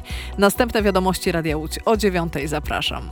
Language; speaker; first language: Polish; native; Polish